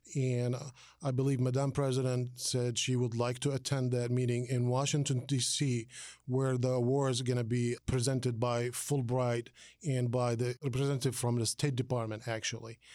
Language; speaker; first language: English; non-native, fluent; Arabic